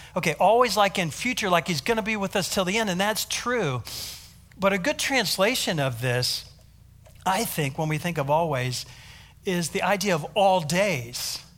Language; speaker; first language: English; native; English